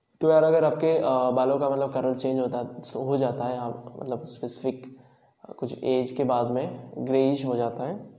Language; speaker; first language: Hindi; non-native, local second language; Marathi